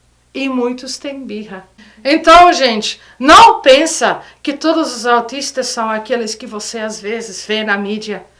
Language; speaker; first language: Portuguese; non-native, fluent; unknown